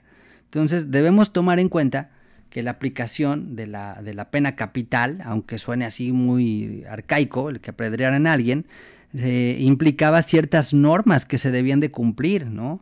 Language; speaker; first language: Spanish; native; Spanish